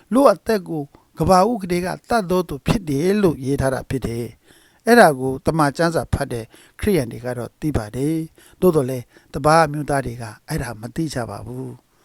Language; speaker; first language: Burmese; non-native, local second language; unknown